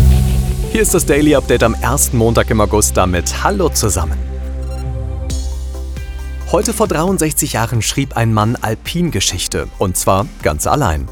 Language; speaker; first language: German; native; German